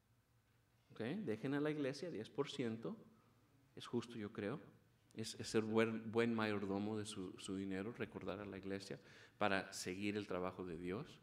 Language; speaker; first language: Spanish; early bilingual, heritage; Spanish